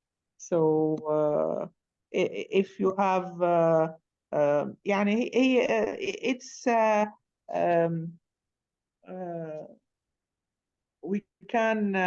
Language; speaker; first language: English; non-native, learner; Arabic